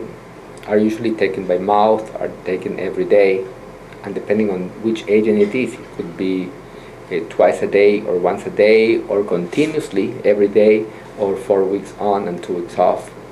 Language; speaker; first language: English; non-native, fluent; Spanish